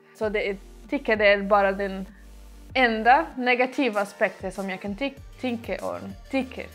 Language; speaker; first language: Swedish; non-native, learner; Portuguese